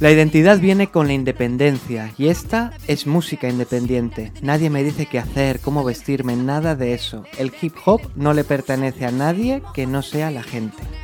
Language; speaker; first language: Spanish; native; Spanish